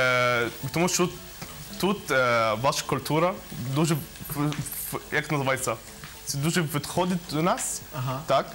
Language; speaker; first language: Ukrainian; non-native, learner; Arabic